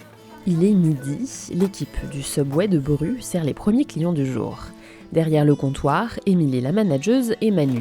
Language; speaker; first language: French; native; French